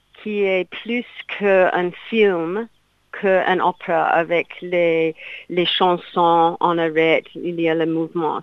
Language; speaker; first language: French; non-native, learner; English